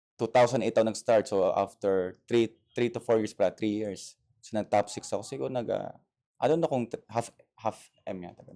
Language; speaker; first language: Filipino; native; Filipino